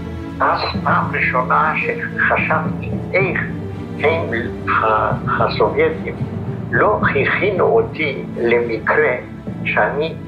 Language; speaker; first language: Hebrew; non-native, fluent; Polish